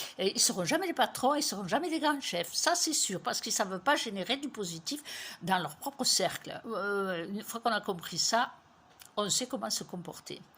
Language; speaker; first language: French; native; French